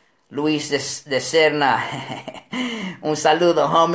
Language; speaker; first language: Spanish; early bilingual, heritage; Spanish